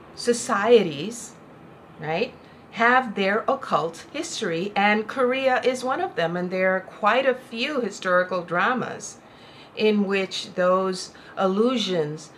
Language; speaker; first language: English; non-native, local second language; Spanish